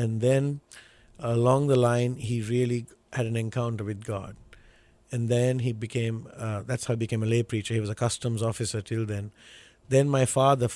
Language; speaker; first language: English; non-native, local second language; Sinhala